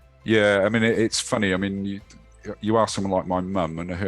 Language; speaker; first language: English; native; English